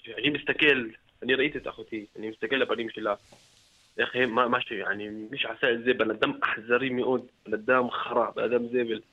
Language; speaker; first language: Hebrew; non-native, local second language; Arabic